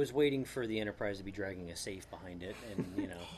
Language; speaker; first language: English; native; English